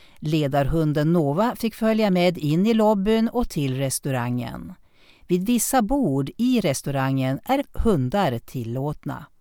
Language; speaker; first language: Swedish; native; Swedish